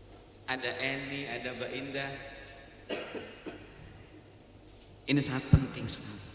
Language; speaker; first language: Indonesian; native; Indonesian